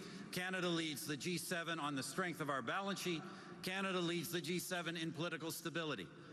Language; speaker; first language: English; native; English